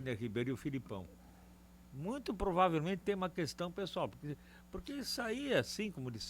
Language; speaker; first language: Portuguese; native; Portuguese